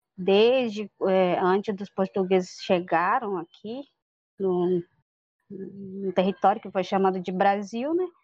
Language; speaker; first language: Portuguese; non-native, local second language; Guarani